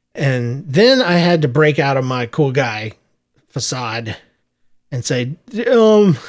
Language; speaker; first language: English; native; English